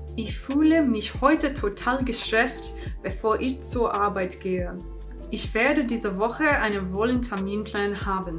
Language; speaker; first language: German; non-native, learner; English